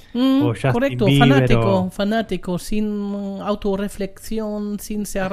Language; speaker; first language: Spanish; non-native, learner; German